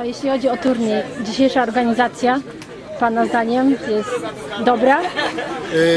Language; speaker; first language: Polish; native; Polish